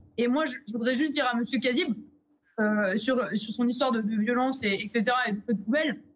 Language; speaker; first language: French; native; French